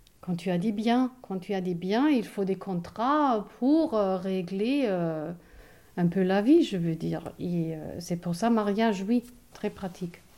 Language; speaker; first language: French; non-native, fluent; German